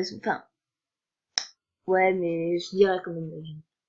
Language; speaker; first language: French; native; French